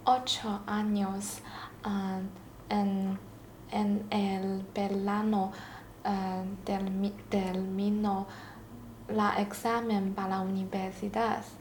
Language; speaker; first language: Spanish; non-native, learner; Chinese